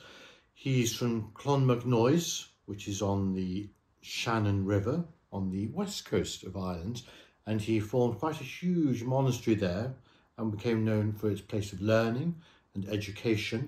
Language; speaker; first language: English; native; English